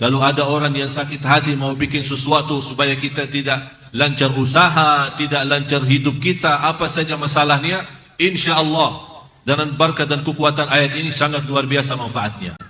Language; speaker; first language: Indonesian; non-native, fluent; Arabic